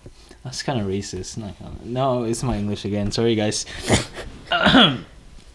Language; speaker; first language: English; non-native, fluent; Vietnamese